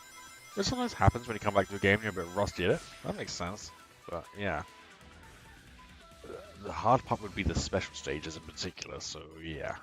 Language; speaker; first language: English; native; English